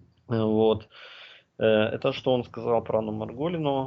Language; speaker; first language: Russian; native; Russian